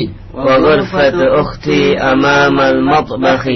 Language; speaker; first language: Arabic; non-native, learner; Indonesian